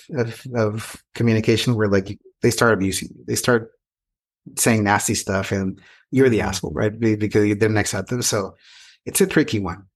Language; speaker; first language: English; non-native, fluent; Spanish